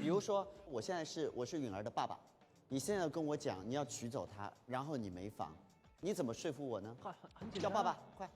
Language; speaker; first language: Chinese; native; Chinese